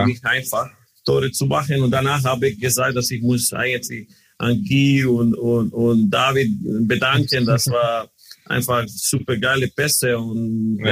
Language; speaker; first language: German; non-native, learner; Croatian